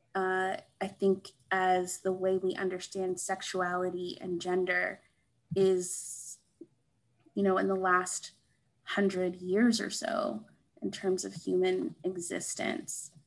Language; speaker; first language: English; native; English